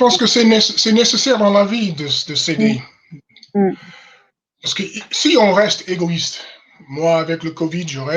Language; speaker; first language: French; non-native, fluent; English